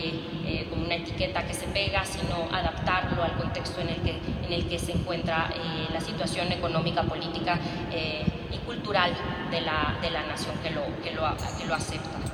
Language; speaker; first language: Spanish; native; Spanish